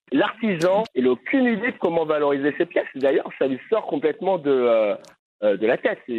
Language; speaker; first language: French; native; French